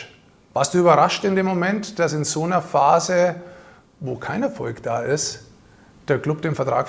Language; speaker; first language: German; native; German